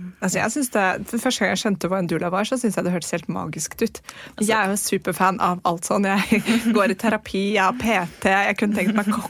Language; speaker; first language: Norwegian; native; Norwegian